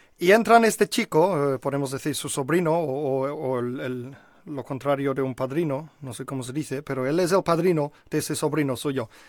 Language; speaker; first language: Spanish; non-native, fluent; English